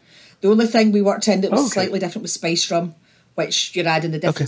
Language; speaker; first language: English; native; English